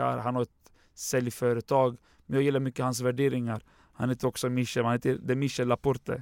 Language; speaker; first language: Swedish; non-native, fluent; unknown